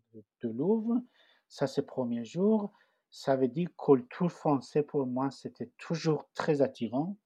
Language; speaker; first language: French; non-native, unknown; Persian